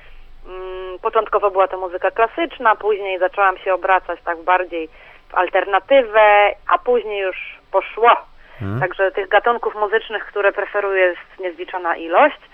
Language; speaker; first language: Polish; native; Polish